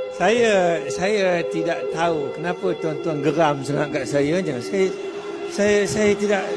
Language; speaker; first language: Malay; non-native, local second language; Chinese